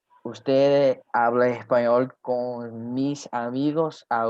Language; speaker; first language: Spanish; non-native, learner; Portuguese